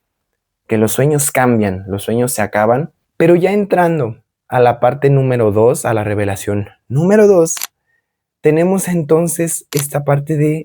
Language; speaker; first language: Spanish; native; Spanish